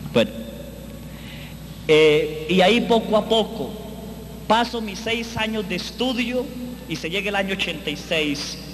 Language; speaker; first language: Spanish; native; Spanish